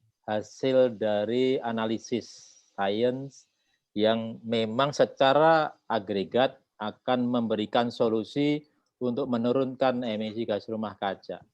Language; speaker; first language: Indonesian; native; Indonesian